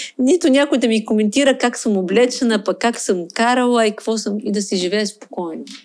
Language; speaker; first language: Bulgarian; non-native, fluent; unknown